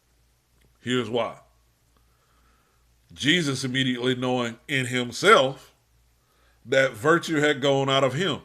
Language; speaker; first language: English; native; English